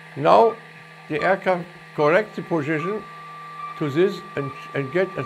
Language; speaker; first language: English; non-native, learner; German